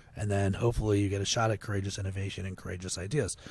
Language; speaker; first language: English; native; English